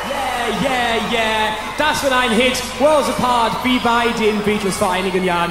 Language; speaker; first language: German; native; German